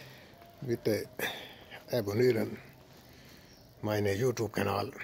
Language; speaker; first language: German; non-native, learner; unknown